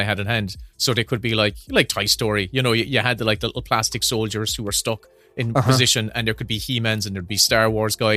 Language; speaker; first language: English; native; English